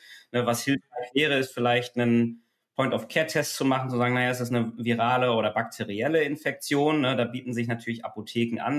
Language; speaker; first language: German; native; German